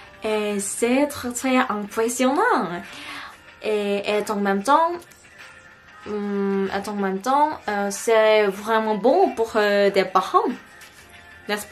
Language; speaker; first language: French; non-native, learner; Korean